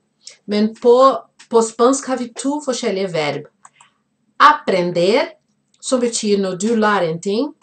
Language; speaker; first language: Norwegian; non-native, fluent; Portuguese